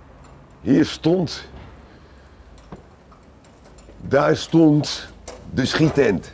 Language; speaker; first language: Dutch; native; Dutch